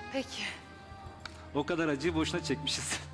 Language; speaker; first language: Turkish; native; Turkish